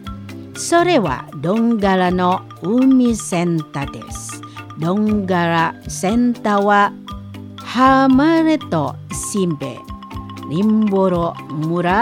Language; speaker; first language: Japanese; non-native, learner; Indonesian